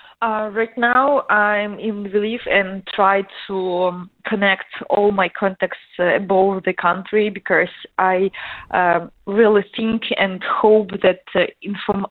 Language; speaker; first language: English; non-native, learner; Ukrainian